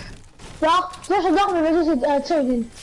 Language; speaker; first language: German; non-native, local second language; Luxembourgish